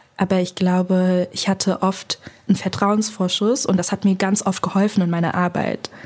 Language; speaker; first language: German; native; German